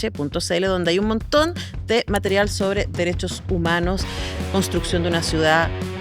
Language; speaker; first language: Spanish; native; Spanish